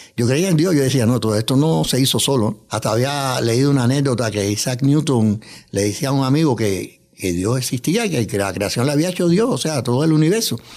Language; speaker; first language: Spanish; native; Spanish